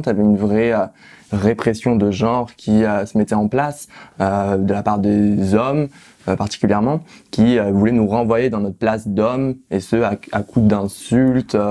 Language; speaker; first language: French; native; French